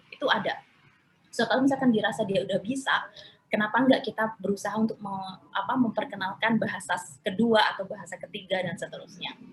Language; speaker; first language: Indonesian; non-native, local second language; Javanese